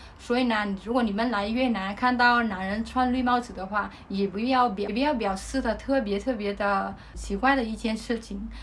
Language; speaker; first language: Chinese; non-native, fluent; Vietnamese